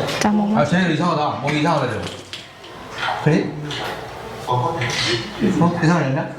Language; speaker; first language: Korean; native; Korean